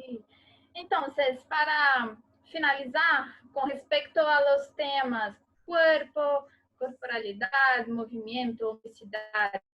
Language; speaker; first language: Spanish; non-native, learner; Portuguese